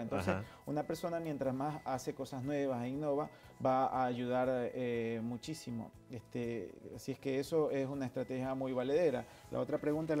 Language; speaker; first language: Spanish; native; Spanish